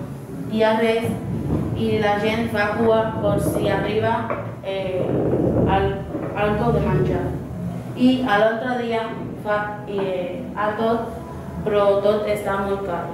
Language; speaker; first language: Catalan; non-native, learner; Spanish